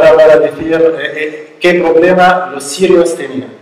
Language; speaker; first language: Spanish; non-native, learner; Arabic